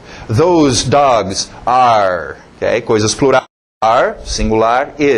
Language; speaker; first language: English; non-native, fluent; Portuguese